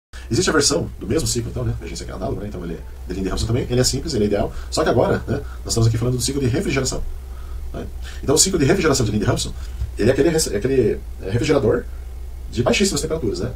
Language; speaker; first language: Portuguese; native; Portuguese